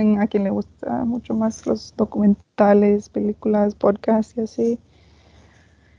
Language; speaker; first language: Spanish; non-native, fluent; English